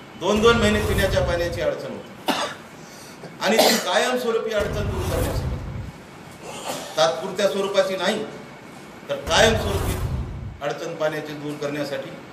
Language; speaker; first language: Marathi; native; Marathi